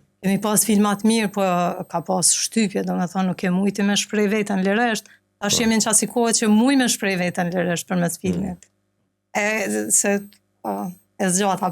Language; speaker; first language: Albanian; native; Albanian